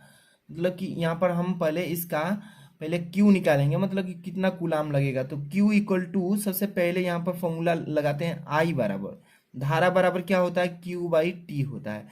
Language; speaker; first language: Hindi; native; Hindi